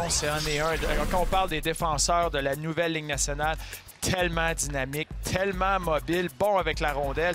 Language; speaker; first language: French; native; French